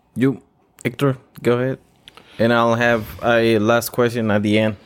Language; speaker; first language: English; non-native, fluent; Spanish